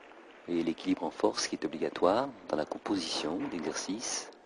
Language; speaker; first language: French; native; French